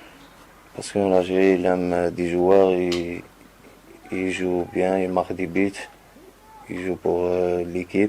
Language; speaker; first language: French; non-native, learner; Arabic